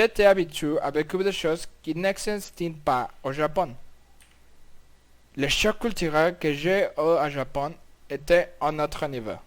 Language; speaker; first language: French; non-native, learner; Spanish